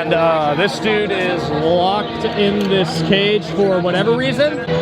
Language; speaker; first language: English; native; English